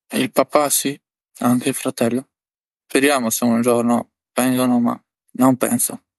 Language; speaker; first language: Italian; non-native, learner; Albanian